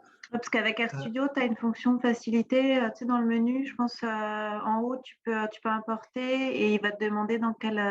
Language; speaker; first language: French; native; French